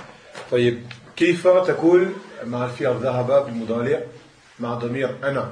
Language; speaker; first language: Arabic; non-native, fluent; French